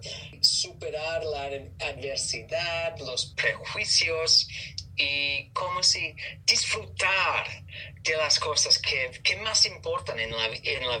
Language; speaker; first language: Spanish; non-native, learner; English